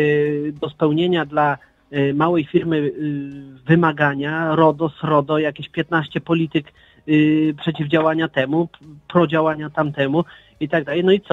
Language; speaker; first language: Polish; native; Polish